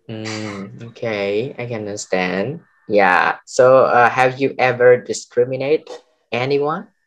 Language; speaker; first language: English; non-native, fluent; Vietnamese